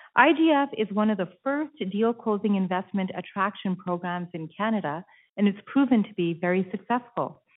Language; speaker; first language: English; native; English